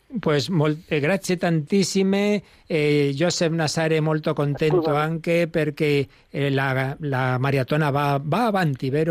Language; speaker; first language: Italian; non-native, learner; Spanish